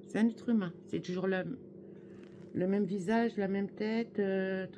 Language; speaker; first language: French; native; French